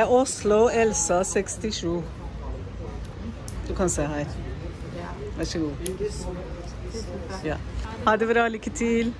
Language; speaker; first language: Norwegian; non-native, learner; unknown